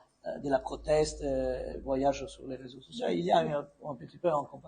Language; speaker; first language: French; non-native, fluent; Italian